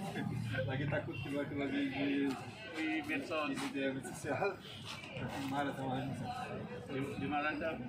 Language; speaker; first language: Indonesian; non-native, fluent; Portuguese